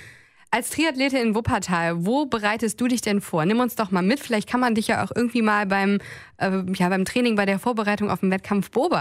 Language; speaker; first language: German; native; German